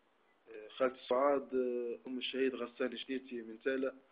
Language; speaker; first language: Arabic; native; Arabic